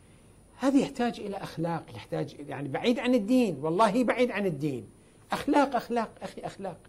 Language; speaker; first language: Arabic; native; Arabic